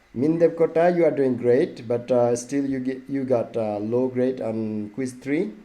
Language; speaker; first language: English; non-native, local second language; Nepali